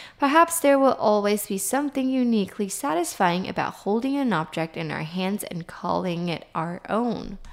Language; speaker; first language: English; non-native, fluent; Chinese